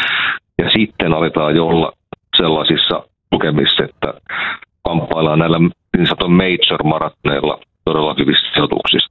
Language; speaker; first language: Finnish; native; Finnish